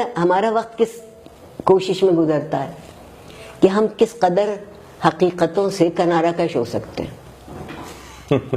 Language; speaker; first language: Urdu; native; Urdu